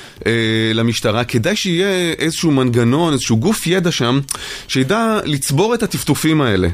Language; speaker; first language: Hebrew; native; Hebrew